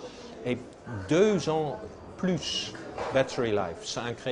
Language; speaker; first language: French; non-native, fluent; Dutch